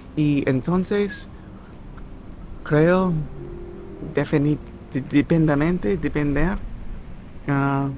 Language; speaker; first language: Spanish; non-native, learner; English